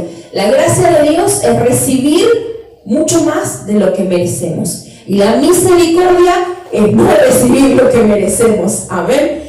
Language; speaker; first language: Spanish; native; Spanish